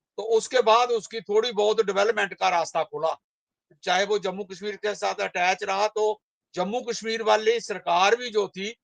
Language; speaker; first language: Hindi; non-native, local second language; Dogri